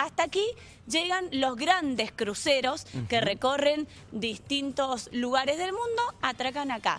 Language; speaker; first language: Spanish; native; Spanish